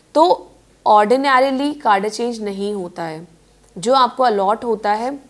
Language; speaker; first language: Hindi; native; Hindi